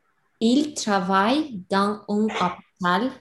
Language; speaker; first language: French; non-native, learner; Russian